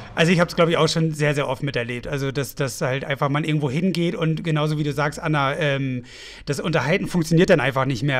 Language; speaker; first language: German; native; German